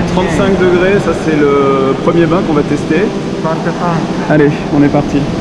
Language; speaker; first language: French; native; French